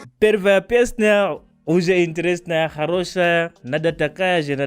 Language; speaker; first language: Russian; non-native, learner; English